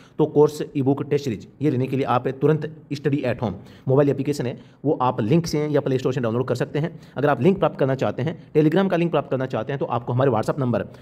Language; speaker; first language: Hindi; native; Hindi